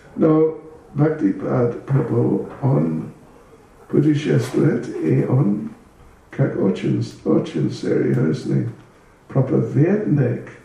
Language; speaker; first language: Russian; non-native, learner; English